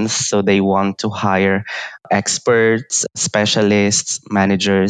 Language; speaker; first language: English; non-native, local second language; Iloko